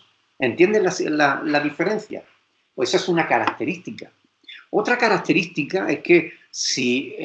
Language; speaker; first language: Spanish; native; Spanish